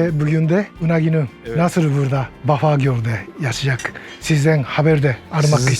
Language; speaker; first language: Turkish; non-native, learner; Japanese